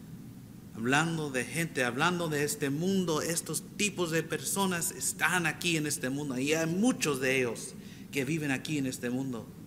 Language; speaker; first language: Spanish; non-native, fluent; English